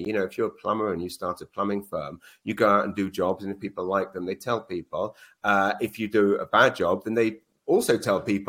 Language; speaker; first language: English; native; English